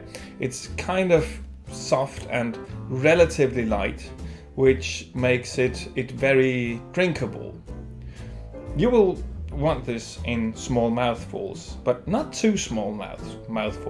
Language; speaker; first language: English; non-native, fluent; Danish